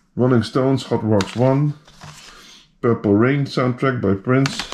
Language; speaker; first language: English; non-native, fluent; Dutch